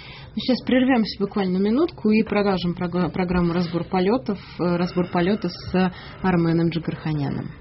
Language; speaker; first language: Russian; native; Russian